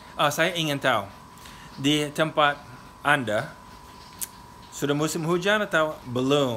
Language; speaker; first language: Indonesian; non-native, fluent; English